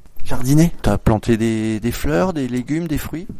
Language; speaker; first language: French; native; French